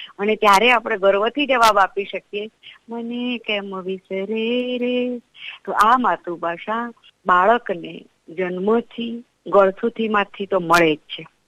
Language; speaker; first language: Gujarati; non-native, local second language; Marathi